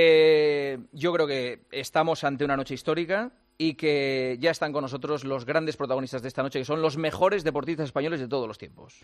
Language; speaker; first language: Spanish; native; Spanish